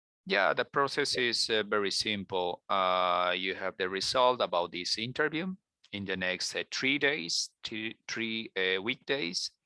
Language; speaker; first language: English; non-native, learner; Spanish